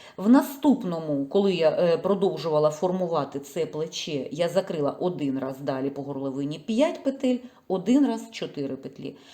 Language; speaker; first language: Ukrainian; non-native, local second language; Russian